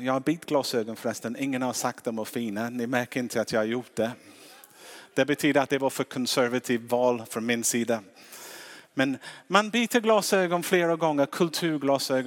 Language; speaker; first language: Swedish; non-native, fluent; English